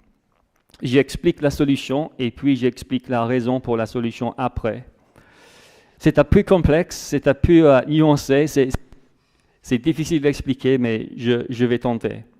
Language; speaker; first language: French; non-native, fluent; English